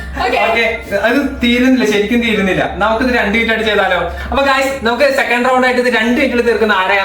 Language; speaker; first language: Malayalam; native; Malayalam